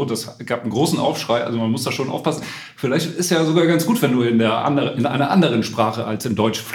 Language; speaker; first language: German; native; German